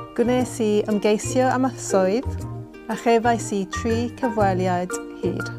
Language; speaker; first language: Welsh; non-native, local second language; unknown